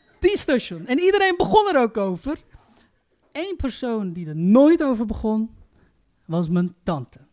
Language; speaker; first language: Dutch; early bilingual, other home language; Turkish